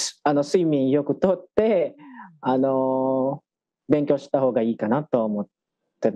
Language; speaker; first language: Japanese; non-native, fluent; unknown